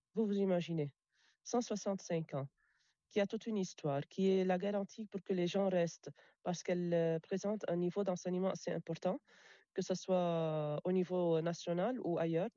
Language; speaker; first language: French; non-native, local second language; Arabic